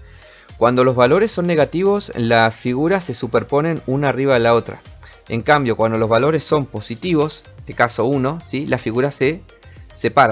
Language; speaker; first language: Spanish; native; Spanish